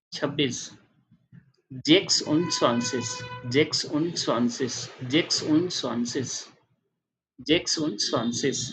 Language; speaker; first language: German; non-native, fluent; Hindi